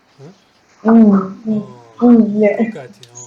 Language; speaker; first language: Korean; non-native, learner; Chinese